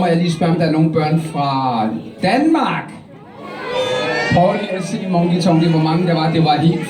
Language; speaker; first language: Danish; native; Danish